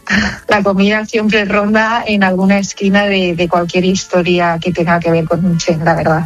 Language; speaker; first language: Spanish; native; Spanish